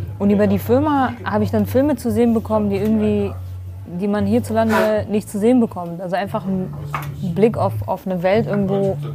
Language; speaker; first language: German; early bilingual, other home language; Kurdish